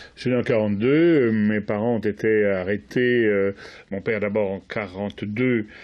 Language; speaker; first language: French; native; French